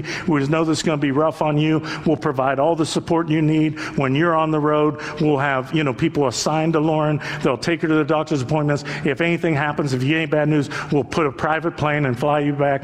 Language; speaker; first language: English; native; English